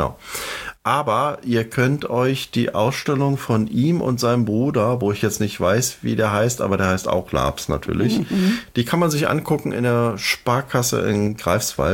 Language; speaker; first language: German; native; German